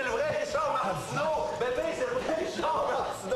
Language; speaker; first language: French; native; French